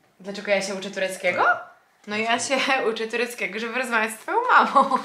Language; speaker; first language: Polish; native; Polish